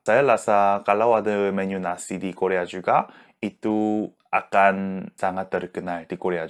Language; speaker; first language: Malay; non-native, learner; Korean